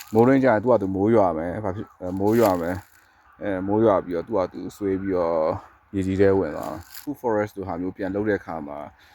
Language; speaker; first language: Burmese; native; Burmese